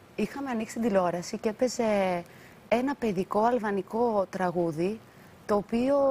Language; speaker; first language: Greek; early bilingual, other home language; Albanian